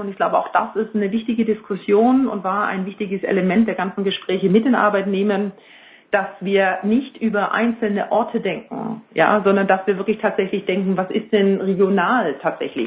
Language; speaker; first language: German; native; German